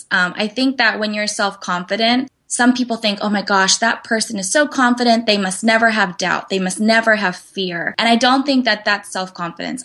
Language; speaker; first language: English; native; English